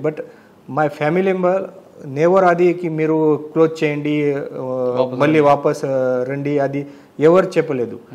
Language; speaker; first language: Telugu; non-native, learner; Marathi